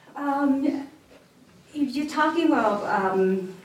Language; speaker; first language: English; non-native, fluent; Thai